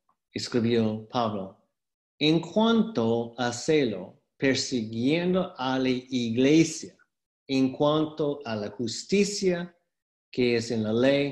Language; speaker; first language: Spanish; non-native, fluent; English